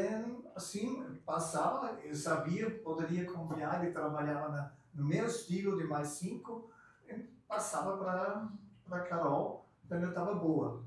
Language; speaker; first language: Portuguese; non-native, fluent; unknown